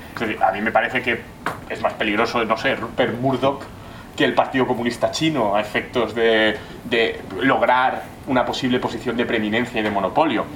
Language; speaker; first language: Spanish; native; Spanish